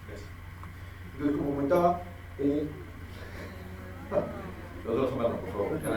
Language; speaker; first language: Spanish; native; Spanish